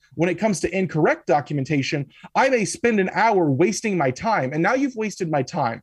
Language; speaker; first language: English; native; English